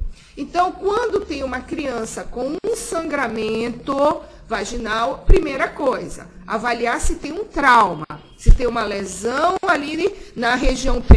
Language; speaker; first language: Portuguese; native; Portuguese